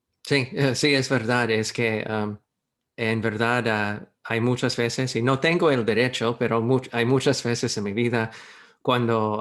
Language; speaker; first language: Spanish; non-native, fluent; English